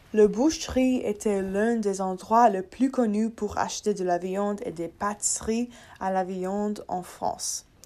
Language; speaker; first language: French; non-native, learner; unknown